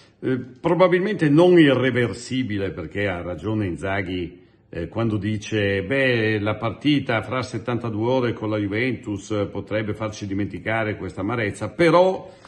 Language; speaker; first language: Italian; native; Italian